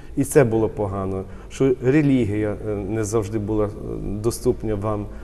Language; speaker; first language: Ukrainian; early bilingual, heritage; Ukrainian